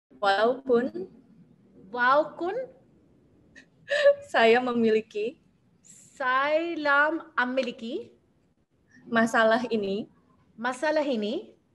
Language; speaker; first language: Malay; non-native, learner; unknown